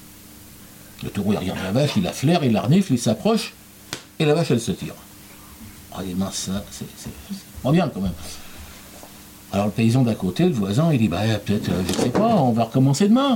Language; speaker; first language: French; native; French